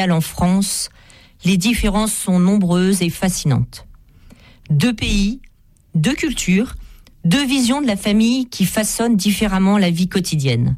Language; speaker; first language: French; native; French